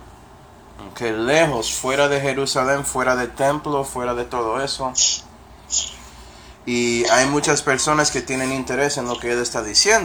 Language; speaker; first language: Spanish; non-native, fluent; English